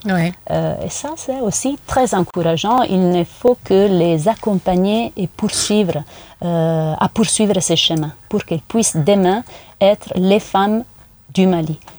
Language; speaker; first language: French; non-native, fluent; Italian